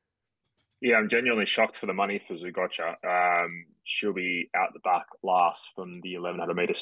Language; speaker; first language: English; native; English